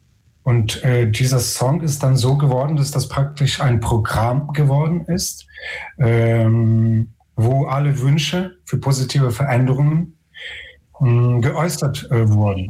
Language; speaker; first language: German; non-native, fluent; Ukrainian